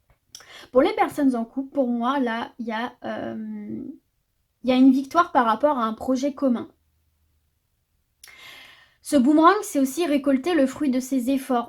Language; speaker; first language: French; native; French